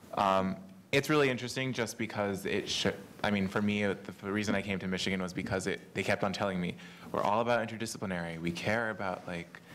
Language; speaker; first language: English; native; English